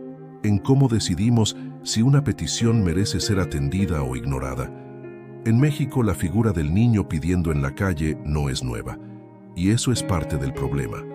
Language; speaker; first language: Spanish; native; Spanish